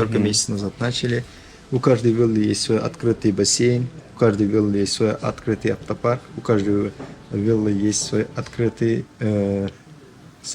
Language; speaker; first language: Russian; non-native, learner; Turkish